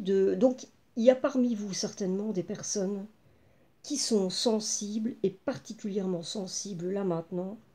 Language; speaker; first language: French; native; French